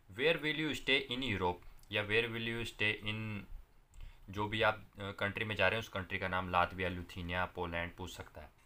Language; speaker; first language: Hindi; non-native, local second language; Punjabi